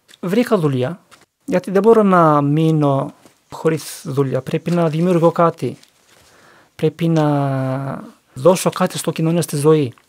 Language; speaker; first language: Greek; non-native, learner; Turkish